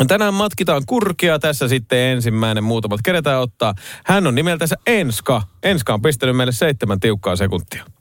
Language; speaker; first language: Finnish; native; Finnish